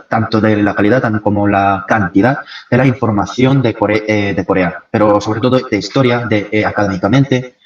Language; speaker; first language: Spanish; non-native, fluent; Korean